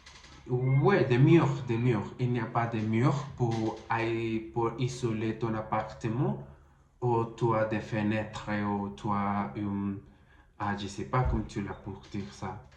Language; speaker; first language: French; non-native, learner; Spanish